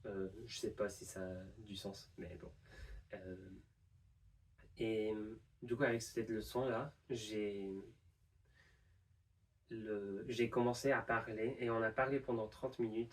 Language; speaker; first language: French; non-native, fluent; English